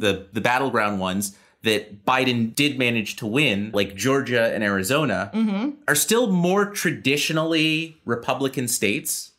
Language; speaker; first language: English; native; English